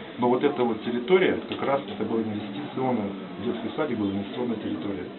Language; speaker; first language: Russian; native; Russian